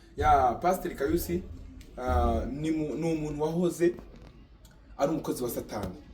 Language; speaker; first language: Kinyarwanda; early bilingual, heritage; Kinyarwanda